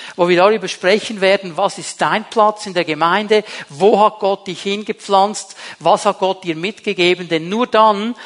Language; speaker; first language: German; native; German